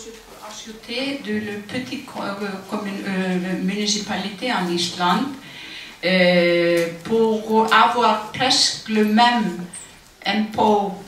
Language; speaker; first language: French; non-native, fluent; Icelandic